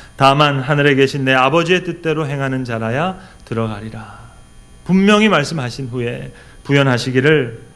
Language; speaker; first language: Korean; native; Korean